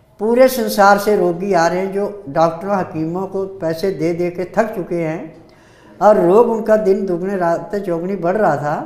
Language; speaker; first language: Hindi; native; Hindi